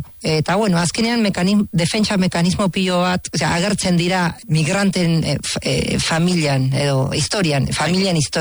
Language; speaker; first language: Basque; non-native, fluent; Spanish